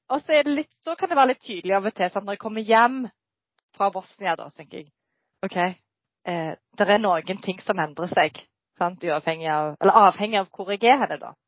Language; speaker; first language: Norwegian; native; Norwegian